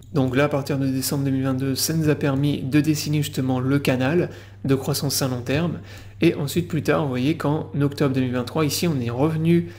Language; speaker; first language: French; native; French